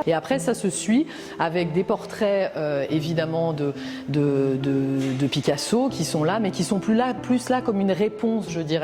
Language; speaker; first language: French; native; French